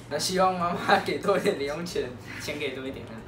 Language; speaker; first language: Chinese; early bilingual, other home language; Indonesian